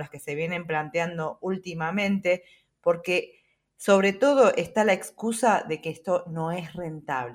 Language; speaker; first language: Spanish; native; Spanish